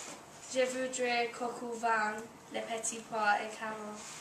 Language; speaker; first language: French; non-native, learner; English